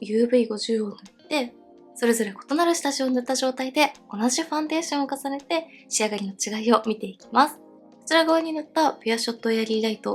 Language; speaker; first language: Japanese; native; Japanese